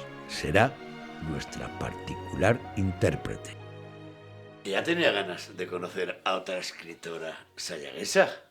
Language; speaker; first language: Spanish; native; Spanish